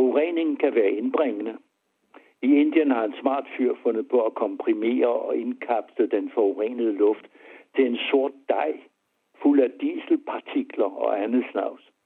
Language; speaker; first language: Danish; native; Danish